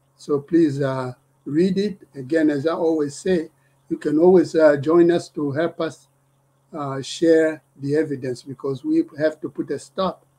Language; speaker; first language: English; non-native, fluent; Lingala